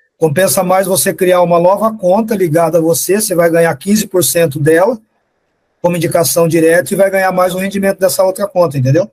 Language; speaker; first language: Portuguese; native; Portuguese